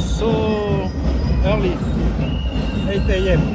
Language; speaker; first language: English; non-native, learner; French